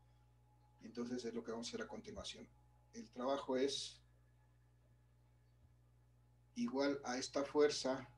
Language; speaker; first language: Spanish; native; Spanish